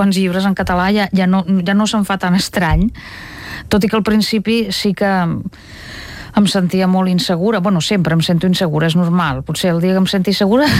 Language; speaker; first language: Catalan; non-native, fluent; Russian